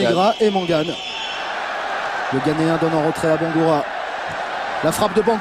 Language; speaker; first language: French; native; French